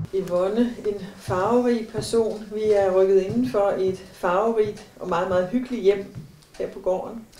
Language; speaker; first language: Danish; native; Danish